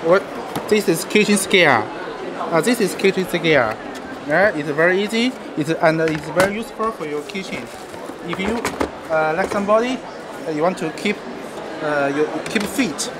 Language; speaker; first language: English; non-native, learner; Chinese